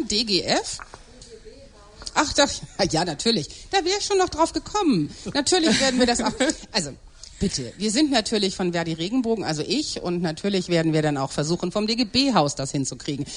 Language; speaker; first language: German; native; German